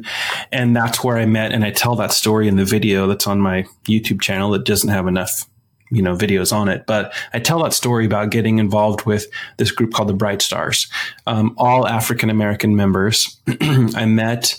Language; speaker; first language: English; native; English